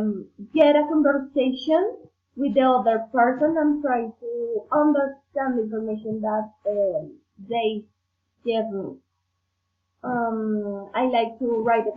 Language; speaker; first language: English; non-native, learner; Spanish